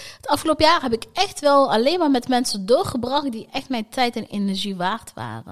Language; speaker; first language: Dutch; early bilingual, other home language; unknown